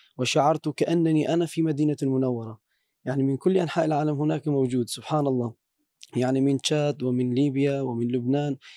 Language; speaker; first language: Arabic; non-native, fluent; Turkish